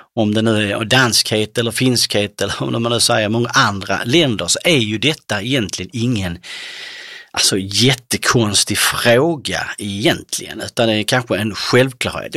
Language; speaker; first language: Swedish; native; Swedish